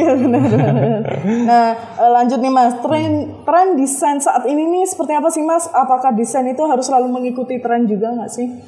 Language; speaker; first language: Indonesian; native; Indonesian